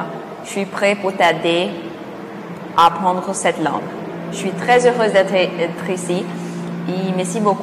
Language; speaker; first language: French; non-native, learner; Portuguese